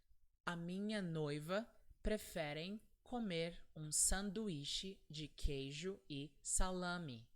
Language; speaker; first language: Portuguese; non-native, fluent; English